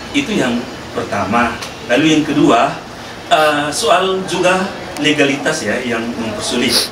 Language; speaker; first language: Indonesian; native; Indonesian